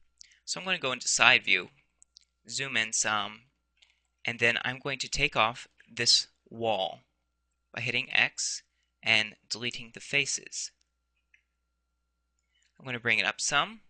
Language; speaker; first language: English; native; English